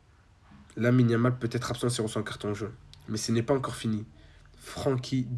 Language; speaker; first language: French; native; French